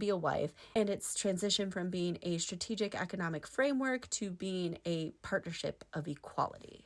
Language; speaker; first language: English; native; English